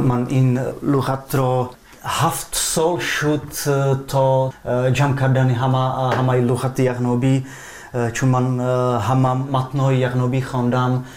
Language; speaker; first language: Persian; non-native, fluent; Czech